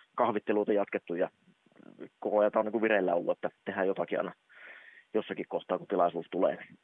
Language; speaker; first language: Finnish; native; Finnish